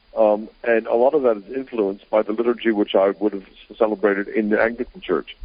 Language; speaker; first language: English; native; English